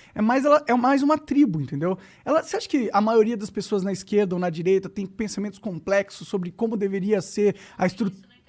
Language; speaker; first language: Portuguese; native; Portuguese